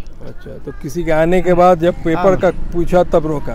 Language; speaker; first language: Hindi; native; Hindi